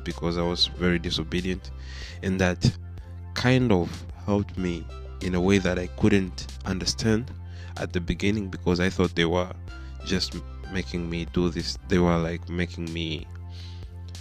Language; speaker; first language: English; non-native, local second language; Swahili